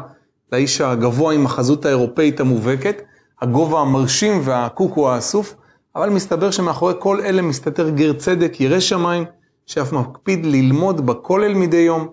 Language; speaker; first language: Hebrew; native; Hebrew